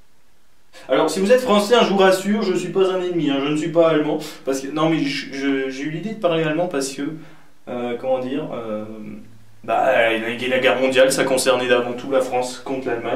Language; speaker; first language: French; native; French